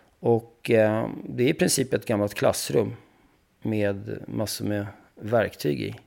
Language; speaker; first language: Swedish; early bilingual, other home language; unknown